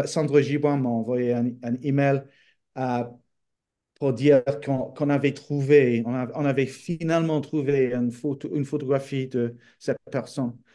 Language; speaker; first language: French; non-native, fluent; English